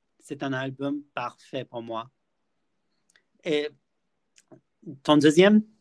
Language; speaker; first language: French; non-native, fluent; English